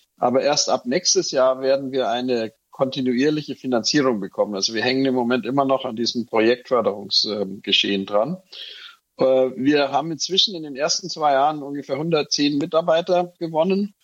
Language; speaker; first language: German; native; German